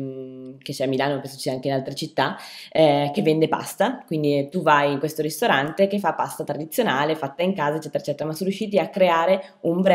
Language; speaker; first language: Italian; native; Italian